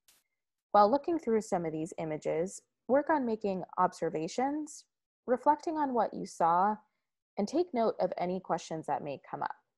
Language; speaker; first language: English; native; English